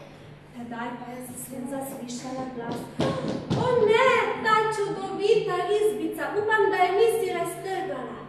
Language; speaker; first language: Slovenian; native; Slovenian